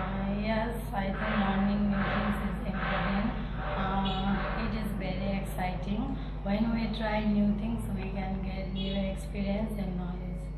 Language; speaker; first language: English; non-native, learner; Nepali